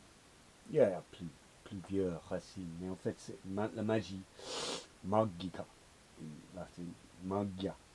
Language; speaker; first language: French; non-native, learner; English